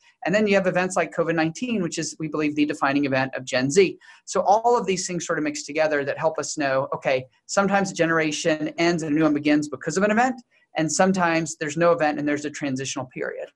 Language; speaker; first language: English; native; English